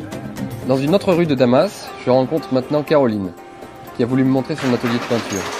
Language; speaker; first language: French; native; French